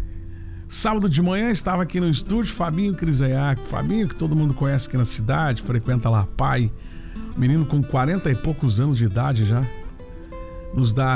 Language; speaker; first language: Portuguese; native; Portuguese